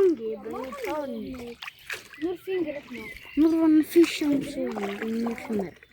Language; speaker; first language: German; early bilingual, other home language; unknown